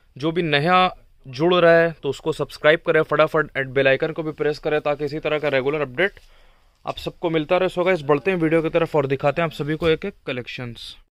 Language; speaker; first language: Hindi; native; Hindi